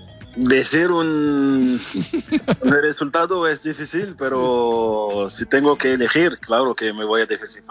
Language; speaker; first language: Spanish; non-native, fluent; French